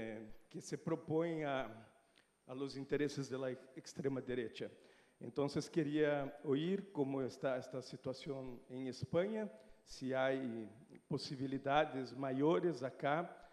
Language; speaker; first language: Spanish; non-native, fluent; Portuguese